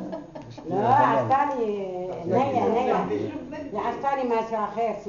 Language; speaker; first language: Hebrew; non-native, learner; Arabic